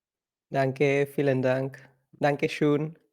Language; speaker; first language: German; non-native, learner; Bangla